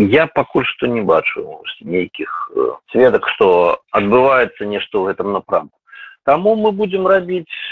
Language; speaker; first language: Belarusian; non-native, local second language; Russian